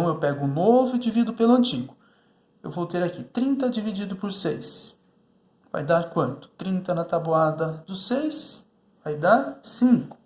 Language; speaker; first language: Portuguese; native; Portuguese